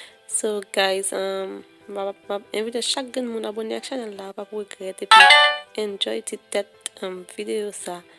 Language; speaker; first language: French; non-native, learner; Haitian Creole